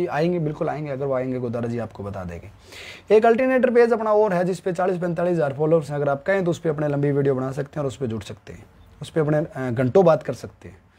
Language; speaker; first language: Hindi; native; Hindi